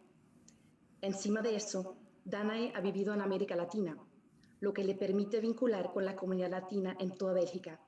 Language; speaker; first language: Spanish; non-native, fluent; Dutch